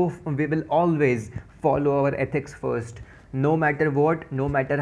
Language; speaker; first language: English; non-native, local second language; Hindi